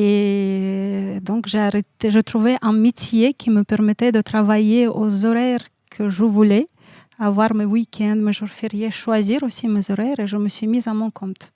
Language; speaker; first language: French; non-native, fluent; Russian